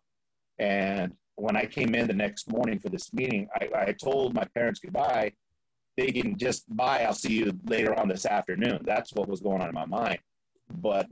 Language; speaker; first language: English; native; English